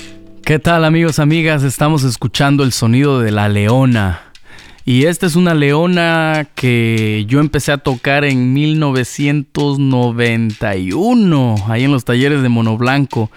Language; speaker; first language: Spanish; native; Spanish